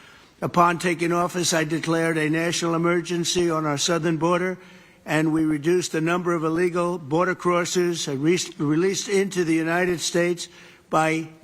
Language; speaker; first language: English; native; English